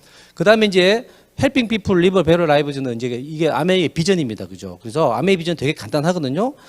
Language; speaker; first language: Korean; native; Korean